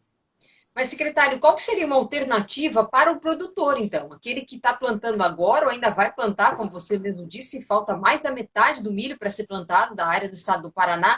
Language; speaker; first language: Portuguese; native; Portuguese